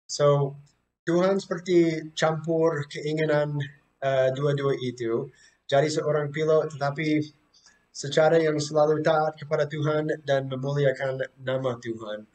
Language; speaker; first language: Indonesian; non-native, fluent; English